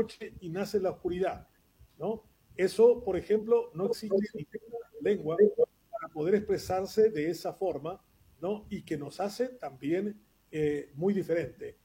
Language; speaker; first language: Spanish; non-native, local second language; Guarani